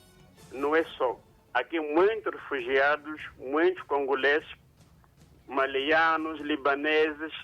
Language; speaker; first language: Portuguese; non-native, local second language; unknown